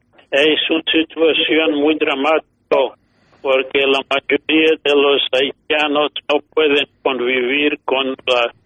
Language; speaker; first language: Spanish; non-native, fluent; English